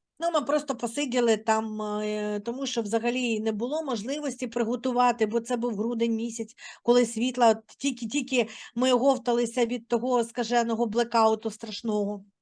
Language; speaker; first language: Ukrainian; native; Ukrainian